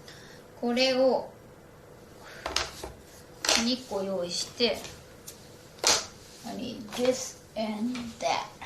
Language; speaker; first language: Japanese; native; Japanese